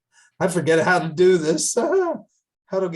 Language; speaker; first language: English; native; English